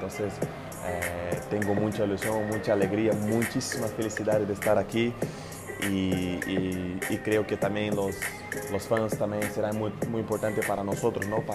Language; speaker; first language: Spanish; non-native, fluent; Portuguese